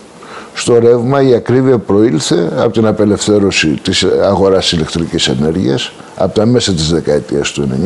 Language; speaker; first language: Greek; native; Greek